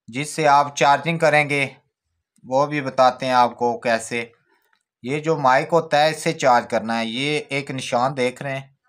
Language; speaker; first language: Urdu; non-native, local second language; Pahari-Potwari